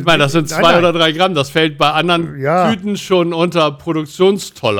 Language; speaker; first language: German; native; German